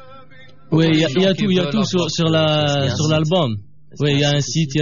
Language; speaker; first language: French; non-native, local second language; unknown